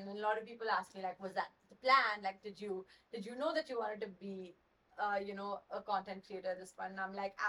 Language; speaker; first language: English; non-native, local second language; Hindi